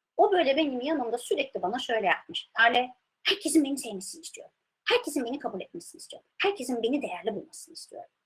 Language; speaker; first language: Turkish; early bilingual, heritage; Turkish